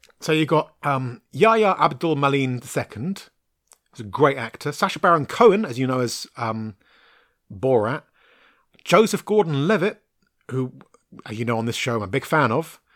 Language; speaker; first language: English; native; English